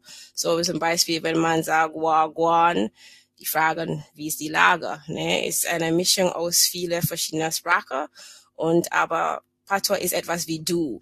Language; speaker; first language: German; non-native, fluent; English